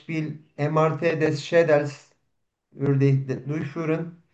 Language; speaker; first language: German; non-native, fluent; Turkish